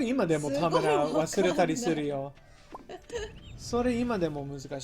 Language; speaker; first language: Japanese; non-native, fluent; English